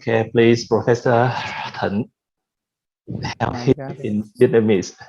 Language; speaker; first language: English; non-native, fluent; Vietnamese